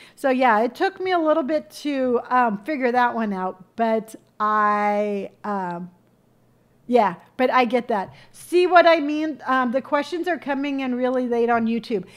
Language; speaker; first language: English; native; English